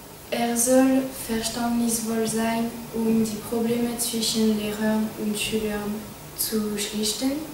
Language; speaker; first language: German; non-native, learner; French